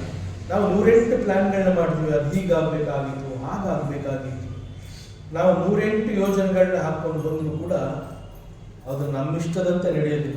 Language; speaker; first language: Kannada; native; Kannada